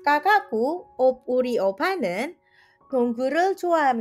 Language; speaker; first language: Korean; non-native, fluent; Indonesian